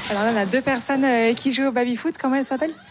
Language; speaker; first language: French; native; French